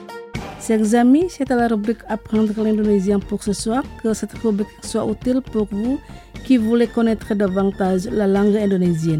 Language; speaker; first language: French; non-native, fluent; Indonesian